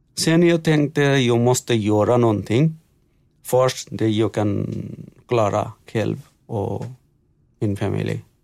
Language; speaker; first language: Swedish; non-native, learner; Bangla